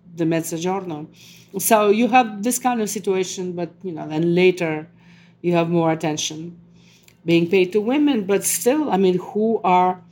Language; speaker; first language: English; non-native, fluent; Russian